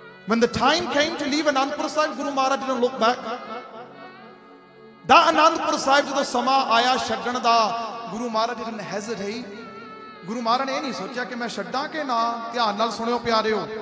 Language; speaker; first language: English; early bilingual, other home language; Punjabi